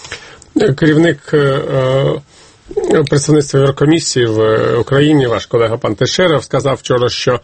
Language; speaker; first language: Ukrainian; native; Ukrainian